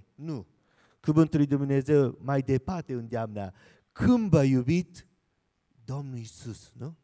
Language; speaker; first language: Romanian; non-native, learner; Japanese